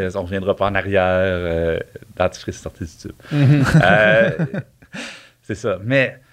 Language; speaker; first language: French; native; French